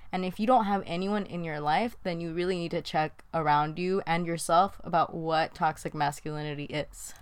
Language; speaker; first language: English; early bilingual, other home language; Spanish